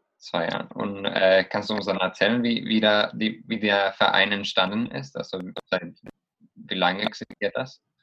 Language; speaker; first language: German; non-native, fluent; Spanish